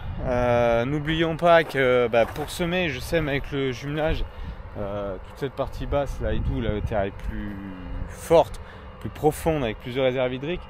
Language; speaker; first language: French; native; French